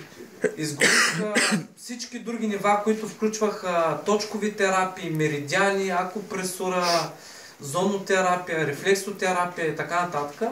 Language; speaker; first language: Bulgarian; native; Bulgarian